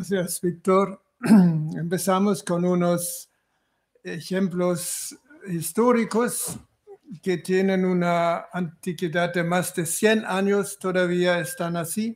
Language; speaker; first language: Spanish; non-native, fluent; German